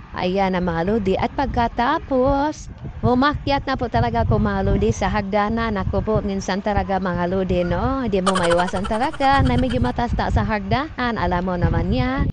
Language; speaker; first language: Filipino; non-native, local second language; Cebuano